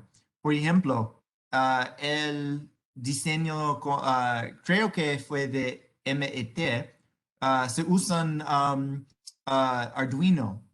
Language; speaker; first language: Spanish; non-native, learner; English